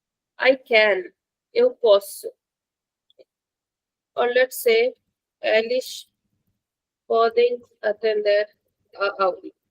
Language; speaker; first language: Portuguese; non-native, fluent; Hindi